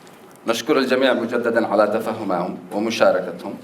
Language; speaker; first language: Arabic; native; Arabic